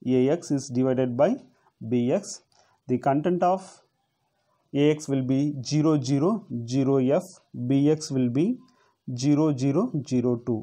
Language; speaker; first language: English; non-native, local second language; Tamil